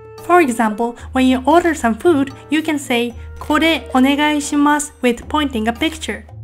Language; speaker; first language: English; non-native, fluent; Japanese